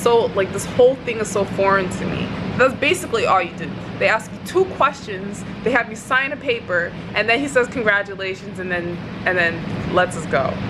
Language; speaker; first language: English; native; English